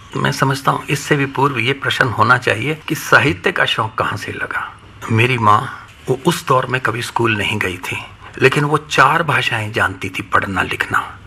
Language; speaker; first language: Hindi; non-native, local second language; Punjabi